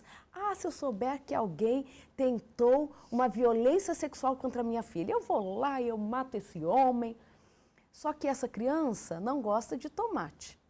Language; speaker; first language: Portuguese; native; Portuguese